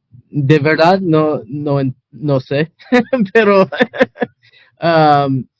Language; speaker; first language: Spanish; non-native, fluent; English